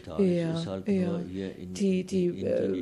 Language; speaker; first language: German; native; German